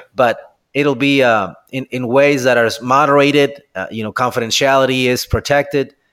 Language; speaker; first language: English; non-native, fluent; Spanish